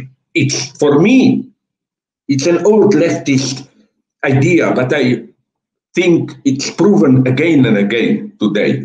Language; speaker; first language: English; non-native, fluent; Slovenian